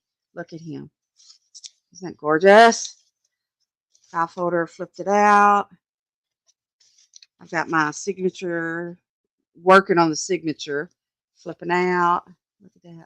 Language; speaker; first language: English; native; English